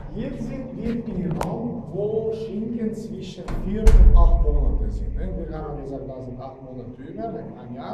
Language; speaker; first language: German; non-native, fluent; Slovenian